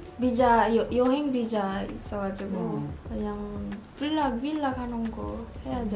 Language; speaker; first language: Korean; non-native, learner; Filipino